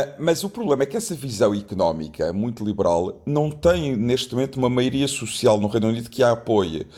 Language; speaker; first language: Portuguese; native; Portuguese